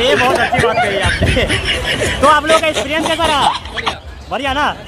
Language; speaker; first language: Hindi; native; Hindi